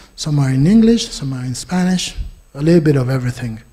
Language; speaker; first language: English; non-native, fluent; Spanish